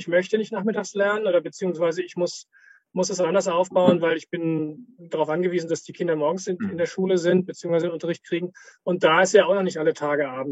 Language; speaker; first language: German; native; German